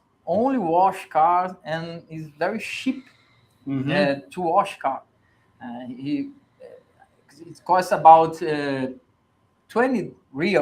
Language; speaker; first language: English; non-native, learner; Portuguese